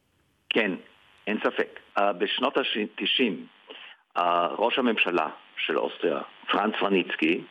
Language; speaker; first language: Hebrew; early bilingual, heritage; Hebrew